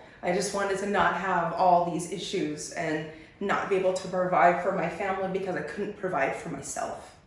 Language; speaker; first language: English; native; English